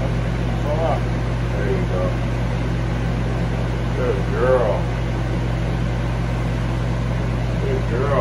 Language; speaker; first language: English; native; English